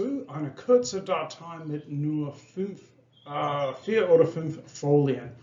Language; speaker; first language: German; non-native, fluent; English